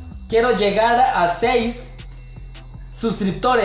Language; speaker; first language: Spanish; native; Spanish